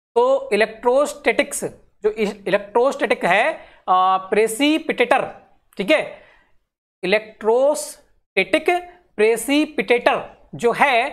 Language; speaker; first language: Hindi; native; Hindi